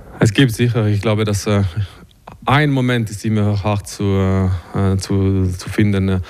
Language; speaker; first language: German; non-native, local second language; French